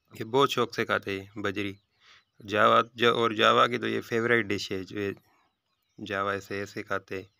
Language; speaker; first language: Urdu; non-native, local second language; Sindhi